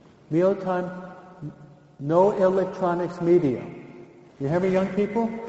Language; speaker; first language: English; native; English